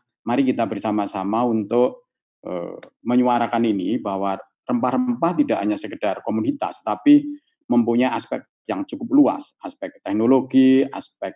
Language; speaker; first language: Indonesian; native; Indonesian